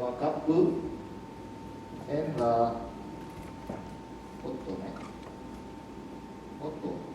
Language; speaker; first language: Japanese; early bilingual, heritage; Spanish